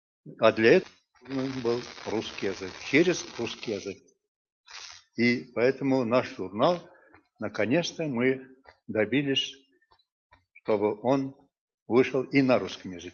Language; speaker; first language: Russian; non-native, local second language; Bashkir